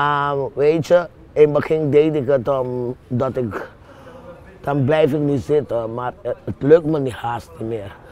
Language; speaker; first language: Dutch; non-native, fluent; Papiamento